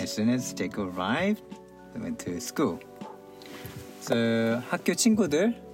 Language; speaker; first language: English; non-native, fluent; Korean